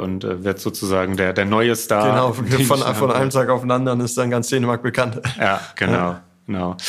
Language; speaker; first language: German; native; German